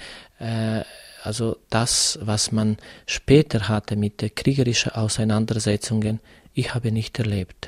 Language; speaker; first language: German; non-native, fluent; Serbian